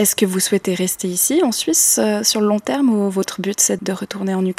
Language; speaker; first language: French; native; French